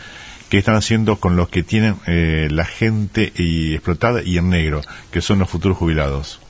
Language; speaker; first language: Spanish; native; Spanish